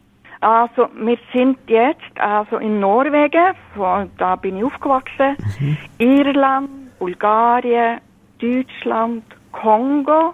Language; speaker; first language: German; non-native, fluent; Norwegian